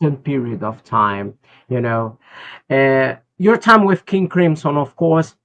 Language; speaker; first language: English; non-native, fluent; Portuguese